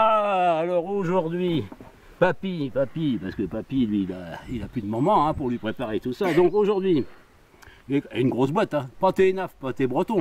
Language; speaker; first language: French; native; French